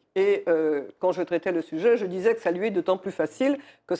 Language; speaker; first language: French; native; French